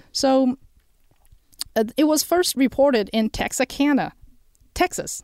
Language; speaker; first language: English; non-native, fluent; Chinese